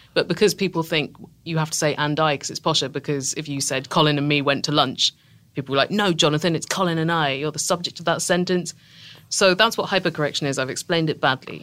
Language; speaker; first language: English; native; English